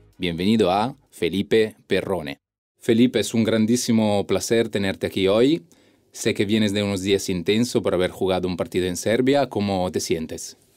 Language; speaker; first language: Spanish; non-native, fluent; Italian